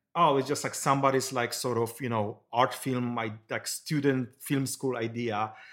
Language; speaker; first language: English; non-native, fluent; Polish